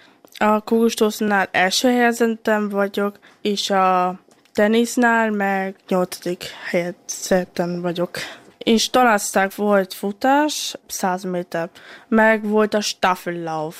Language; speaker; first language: Hungarian; early bilingual, heritage; Hungarian